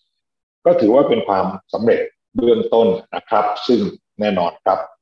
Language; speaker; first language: Thai; native; Thai